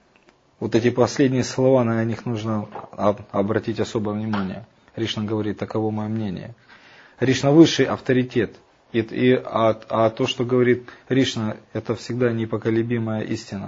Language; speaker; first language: Russian; native; Russian